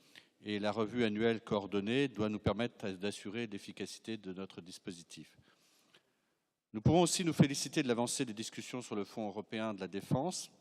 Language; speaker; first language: French; native; French